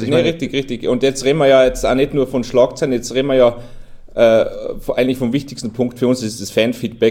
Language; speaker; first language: German; native; German